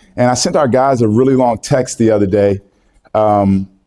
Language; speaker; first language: English; native; English